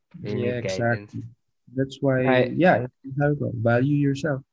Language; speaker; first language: English; non-native, local second language; Filipino